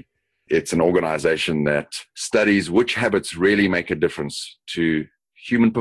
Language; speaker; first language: English; native; English